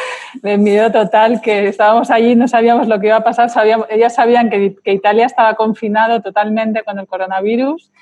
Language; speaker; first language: Spanish; native; Spanish